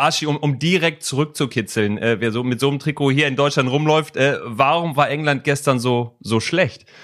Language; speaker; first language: German; native; German